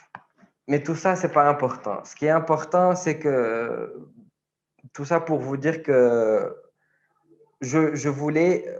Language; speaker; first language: French; non-native, local second language; Arabic